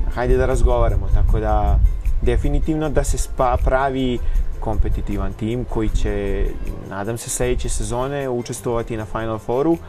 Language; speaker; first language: Serbian; native; Serbian